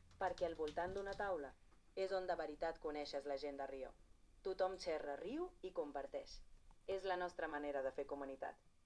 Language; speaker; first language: Catalan; non-native, fluent; Portuguese